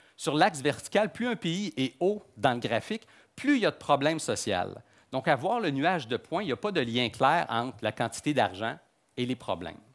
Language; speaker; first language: French; native; French